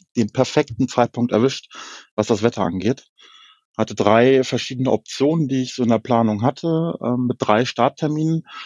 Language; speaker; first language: German; native; German